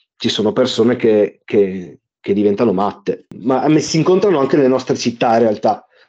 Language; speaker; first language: Italian; native; Italian